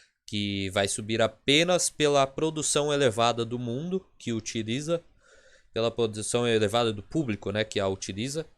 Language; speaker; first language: Portuguese; native; Portuguese